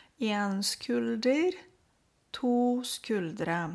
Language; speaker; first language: Norwegian; non-native, fluent; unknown